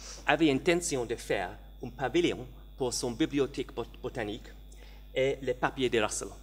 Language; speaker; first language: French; non-native, learner; English